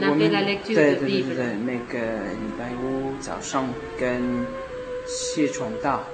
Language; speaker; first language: Chinese; non-native, learner; French